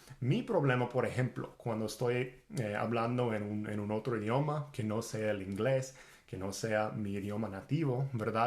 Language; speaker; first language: Spanish; non-native, fluent; English